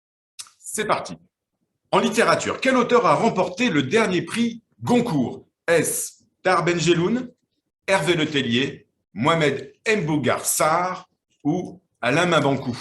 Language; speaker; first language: French; native; French